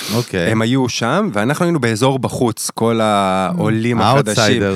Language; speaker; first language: Hebrew; early bilingual, other home language; Spanish